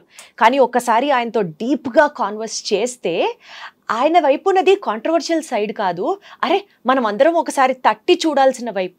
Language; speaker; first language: Telugu; native; Telugu